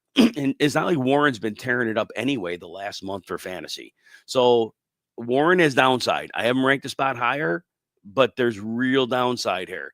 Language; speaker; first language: English; native; English